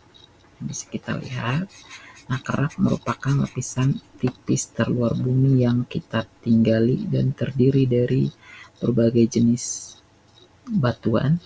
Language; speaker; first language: Indonesian; native; Indonesian